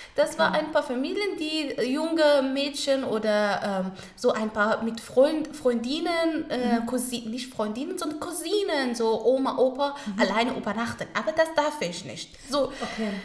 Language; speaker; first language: German; non-native, fluent; Pashto